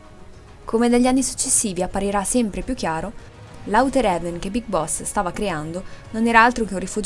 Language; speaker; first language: Italian; native; Italian